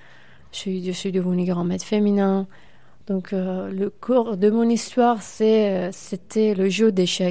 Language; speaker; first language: French; non-native, fluent; Persian